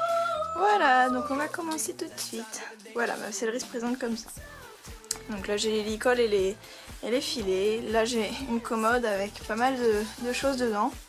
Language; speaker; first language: French; native; French